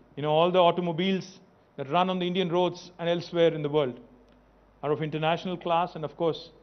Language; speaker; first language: English; non-native, local second language; Telugu